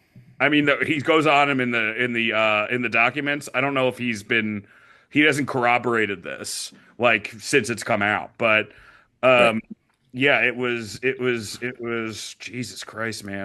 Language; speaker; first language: English; native; English